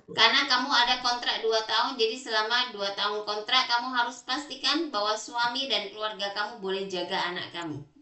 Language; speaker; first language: Indonesian; native; Indonesian